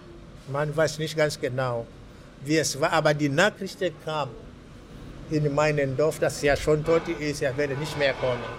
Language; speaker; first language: German; non-native, fluent; Swahili